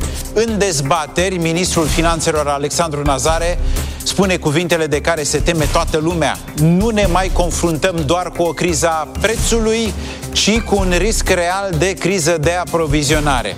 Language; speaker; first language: Romanian; native; Romanian